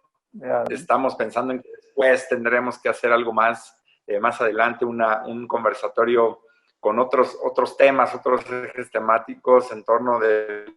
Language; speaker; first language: Spanish; native; Spanish